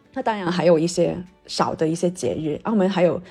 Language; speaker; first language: Chinese; non-native, local second language; Cantonese